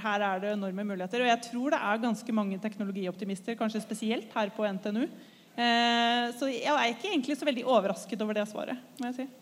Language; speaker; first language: Norwegian; native; Norwegian